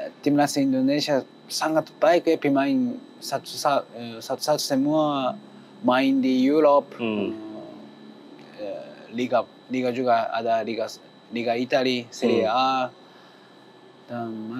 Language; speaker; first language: Indonesian; non-native, learner; Japanese